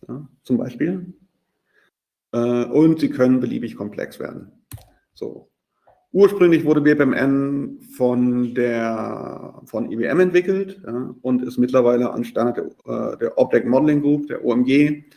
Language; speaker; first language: German; native; German